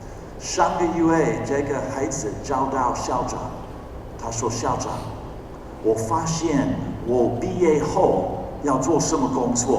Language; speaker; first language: Chinese; non-native, fluent; English